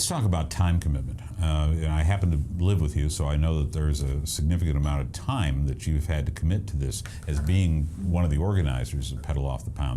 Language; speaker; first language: English; native; English